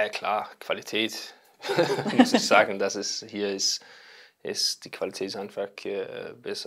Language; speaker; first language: German; non-native, learner; Danish